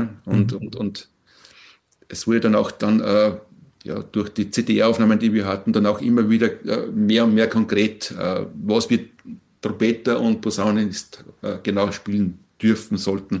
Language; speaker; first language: German; native; German